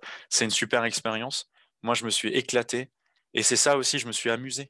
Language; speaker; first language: French; native; French